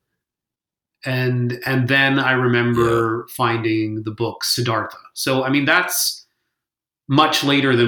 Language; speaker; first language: English; native; English